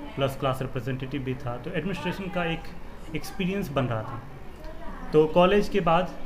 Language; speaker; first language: Hindi; native; Hindi